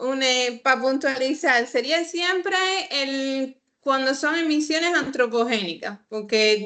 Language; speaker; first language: Spanish; native; Spanish